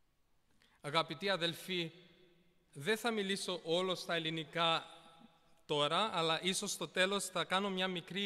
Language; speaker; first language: Greek; early bilingual, heritage; Greek